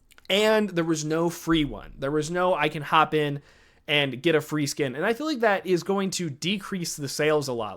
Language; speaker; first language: English; native; English